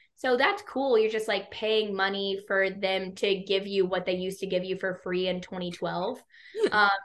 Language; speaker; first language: English; native; English